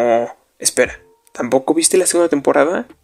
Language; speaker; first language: Spanish; native; Spanish